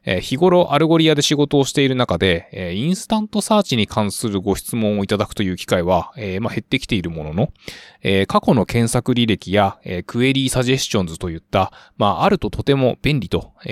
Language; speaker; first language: Japanese; native; Japanese